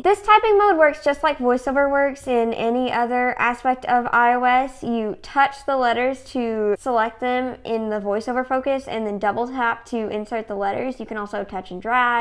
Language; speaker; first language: English; native; English